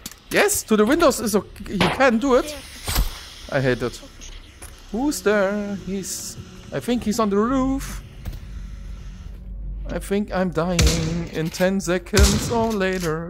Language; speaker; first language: English; non-native, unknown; German